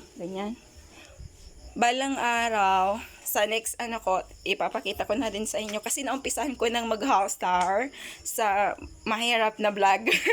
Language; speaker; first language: Filipino; non-native, local second language; Cebuano